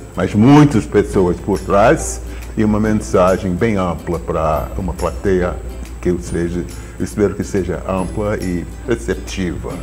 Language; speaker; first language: Portuguese; non-native, fluent; English